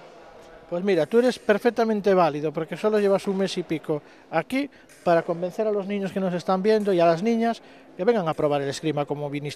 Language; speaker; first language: Spanish; native; Spanish